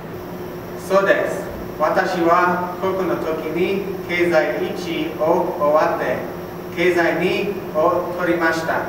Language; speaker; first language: Japanese; non-native, learner; English